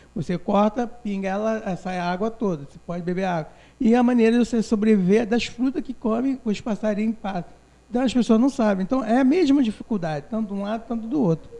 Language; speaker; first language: Portuguese; non-native, local second language; Guarani